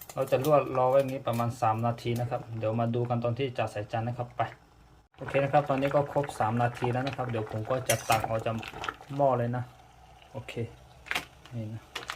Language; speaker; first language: Thai; native; Thai